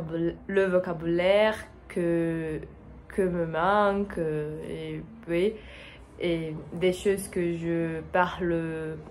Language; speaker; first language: French; non-native, learner; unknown